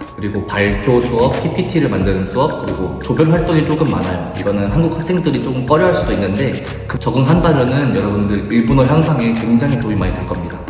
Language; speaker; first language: Korean; native; Korean